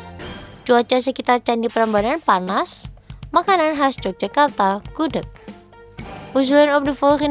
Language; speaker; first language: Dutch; non-native, learner; Indonesian